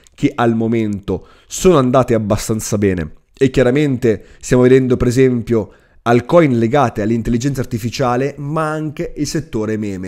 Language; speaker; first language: Italian; native; Italian